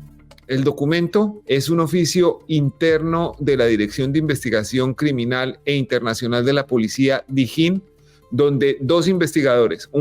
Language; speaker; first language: Spanish; native; Spanish